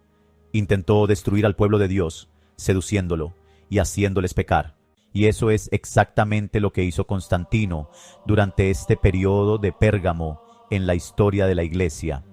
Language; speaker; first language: Spanish; native; Spanish